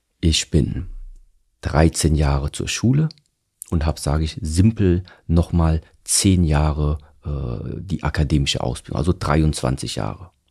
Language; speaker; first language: German; early bilingual, other home language; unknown